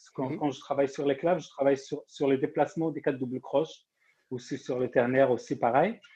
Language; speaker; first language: French; non-native, local second language; Arabic